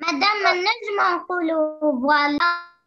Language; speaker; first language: French; non-native, learner; Arabic